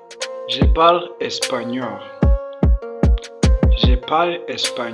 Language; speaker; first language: French; non-native, local second language; Kinyarwanda